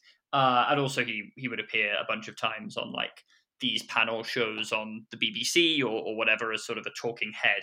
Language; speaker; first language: English; native; English